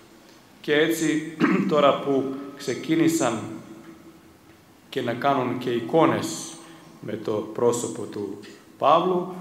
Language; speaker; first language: Greek; non-native, fluent; Serbian